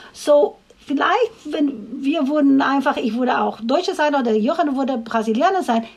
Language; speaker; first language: German; non-native, fluent; Portuguese